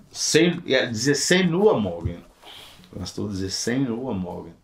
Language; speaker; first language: German; non-native, learner; Portuguese